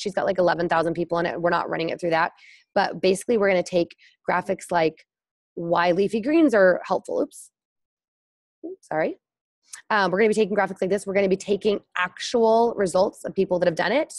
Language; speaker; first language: English; native; English